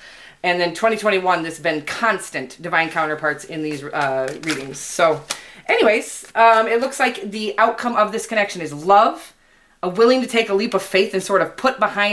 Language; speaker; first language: English; native; English